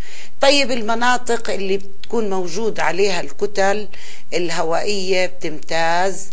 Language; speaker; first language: Arabic; native; Arabic